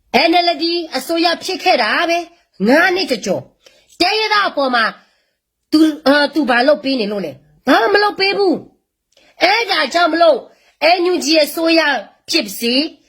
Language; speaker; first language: Burmese; non-native, local second language; S'gaw Karen